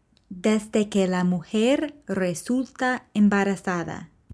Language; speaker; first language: Spanish; non-native, fluent; English